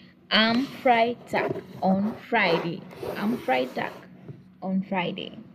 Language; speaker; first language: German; non-native, learner; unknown